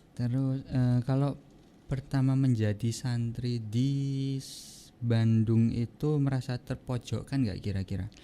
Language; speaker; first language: Indonesian; native; Indonesian